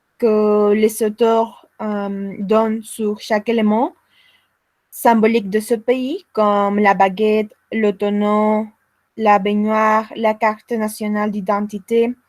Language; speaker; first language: French; non-native, learner; Spanish